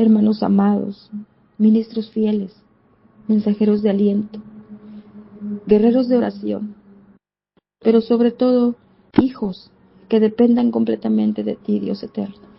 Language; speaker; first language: Spanish; native; Spanish